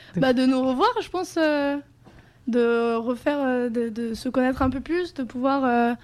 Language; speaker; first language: French; non-native, fluent; Spanish